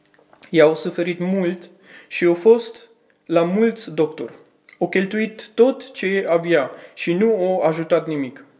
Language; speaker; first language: Romanian; early bilingual, heritage; Romanian